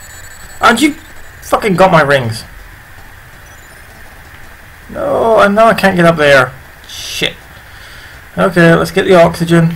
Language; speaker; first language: English; native; English